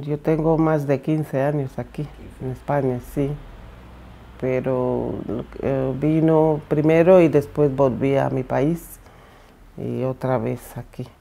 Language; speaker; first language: Spanish; non-native, fluent; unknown